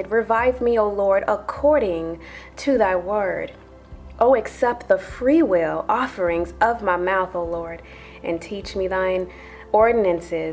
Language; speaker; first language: English; native; English